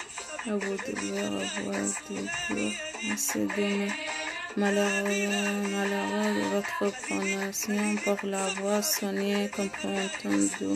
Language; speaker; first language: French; non-native, learner; Arabic